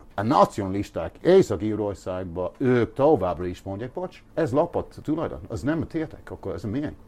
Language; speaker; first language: Hungarian; non-native, fluent; English